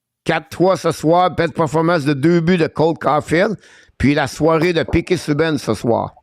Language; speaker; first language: French; native; French